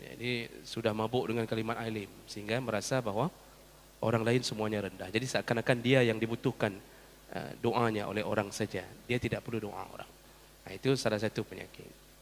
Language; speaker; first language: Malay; non-native, local second language; Achinese